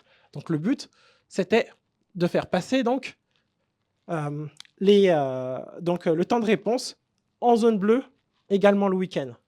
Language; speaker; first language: French; native; French